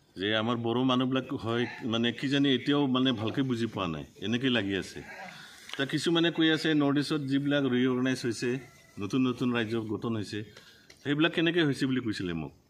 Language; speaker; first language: Assamese; non-native, local second language; Bodo